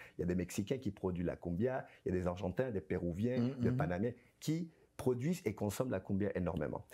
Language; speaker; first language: French; non-native, fluent; Spanish